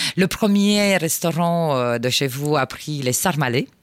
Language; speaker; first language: French; non-native, fluent; Romanian